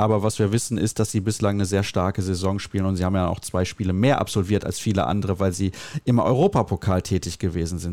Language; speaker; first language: German; native; German